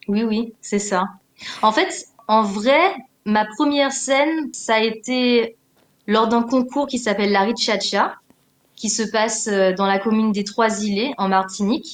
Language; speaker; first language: French; native; French